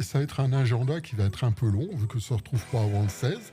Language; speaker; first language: French; native; French